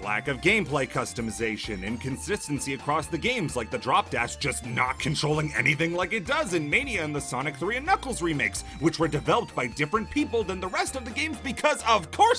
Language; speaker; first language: English; native; English